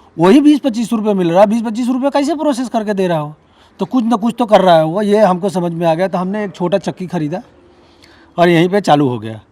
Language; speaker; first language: Hindi; native; Hindi